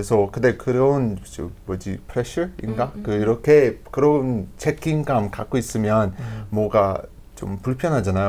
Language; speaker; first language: Korean; non-native, learner; English